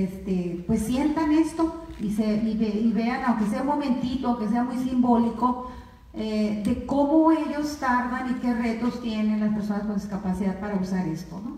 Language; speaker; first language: Spanish; native; Spanish